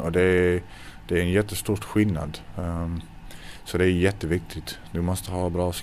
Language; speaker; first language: Swedish; non-native, fluent; English